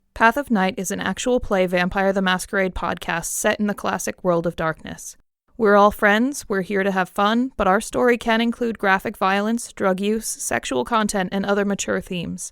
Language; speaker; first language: English; native; English